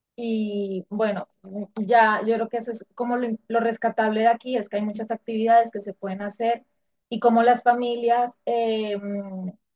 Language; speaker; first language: Spanish; native; Spanish